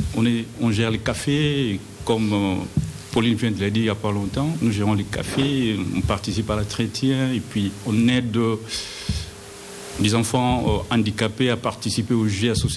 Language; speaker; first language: French; non-native, local second language; Lingala